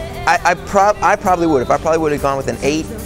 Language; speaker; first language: English; native; English